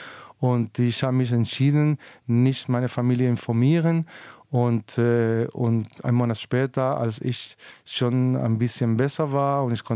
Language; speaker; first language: German; non-native, fluent; Spanish